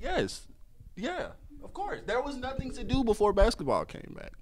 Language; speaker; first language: English; native; English